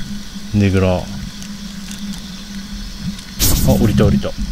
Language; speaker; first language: Japanese; native; Japanese